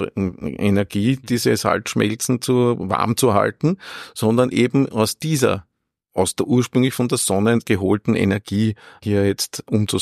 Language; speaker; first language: German; native; German